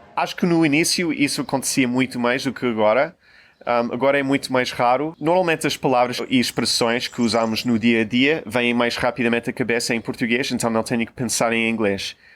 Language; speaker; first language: Portuguese; non-native, fluent; English